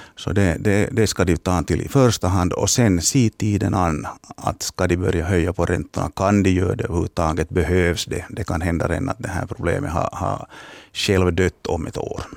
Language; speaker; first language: Swedish; native; Swedish